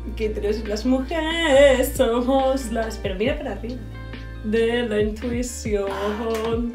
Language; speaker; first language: Spanish; native; Spanish